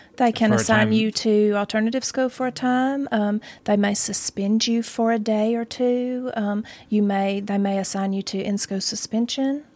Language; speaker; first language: English; native; English